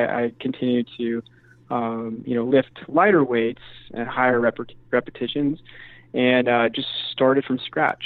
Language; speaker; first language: English; native; English